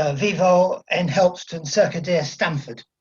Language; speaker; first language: Spanish; non-native, learner; English